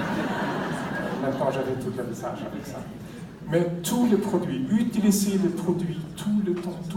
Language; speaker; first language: French; non-native, fluent; Swedish